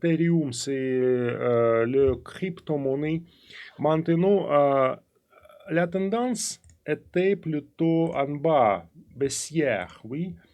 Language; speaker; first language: French; non-native, fluent; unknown